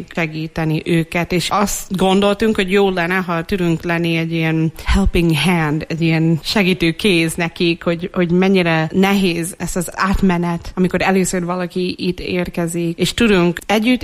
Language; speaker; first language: Hungarian; non-native, fluent; English